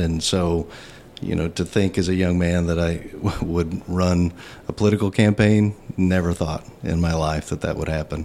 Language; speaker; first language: English; native; English